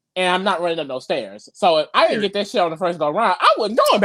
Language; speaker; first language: English; native; English